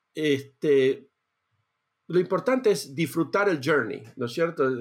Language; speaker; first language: Spanish; native; Spanish